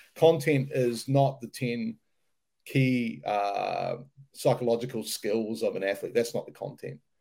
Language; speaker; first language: English; native; English